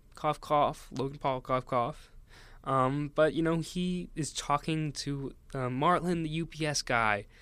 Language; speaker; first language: English; native; English